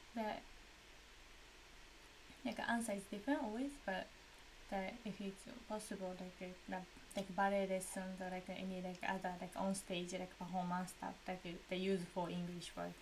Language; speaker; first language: English; non-native, learner; Japanese